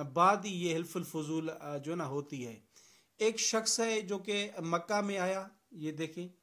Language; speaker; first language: Urdu; non-native, local second language; Sindhi